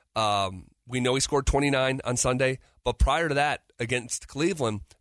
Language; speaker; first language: English; native; English